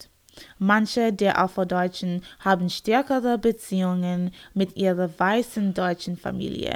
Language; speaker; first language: German; non-native, learner; English